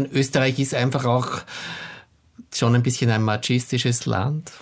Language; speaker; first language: German; native; German